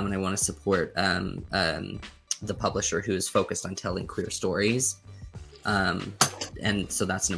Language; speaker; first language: English; native; English